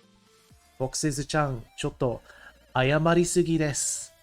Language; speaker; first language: Japanese; non-native, learner; English